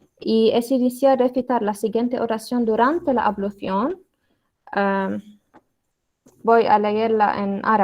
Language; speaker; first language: Spanish; non-native, learner; Arabic